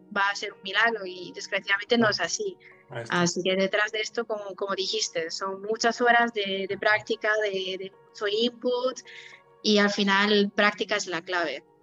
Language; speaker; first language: Spanish; non-native, fluent; Polish